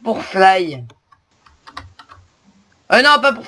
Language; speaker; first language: French; native; French